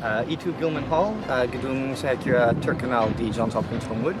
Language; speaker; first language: Indonesian; non-native, fluent; English